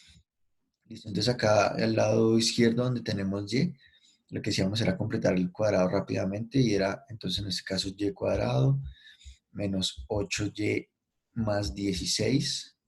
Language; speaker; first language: Spanish; native; Spanish